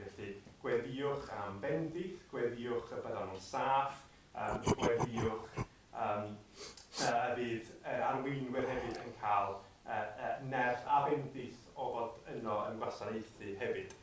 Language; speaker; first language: Welsh; native; Welsh